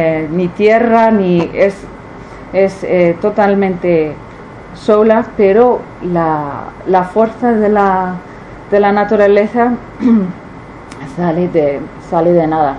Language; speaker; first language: Spanish; non-native, fluent; Icelandic